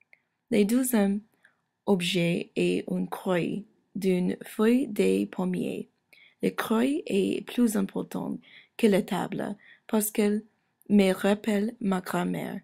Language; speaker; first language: French; non-native, learner; English